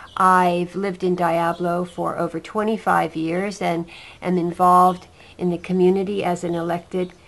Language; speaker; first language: English; native; English